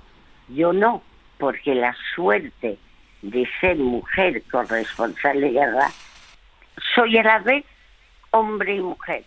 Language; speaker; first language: Spanish; early bilingual, other home language; French